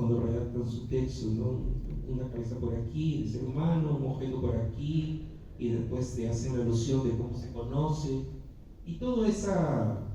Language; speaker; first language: Spanish; native; Spanish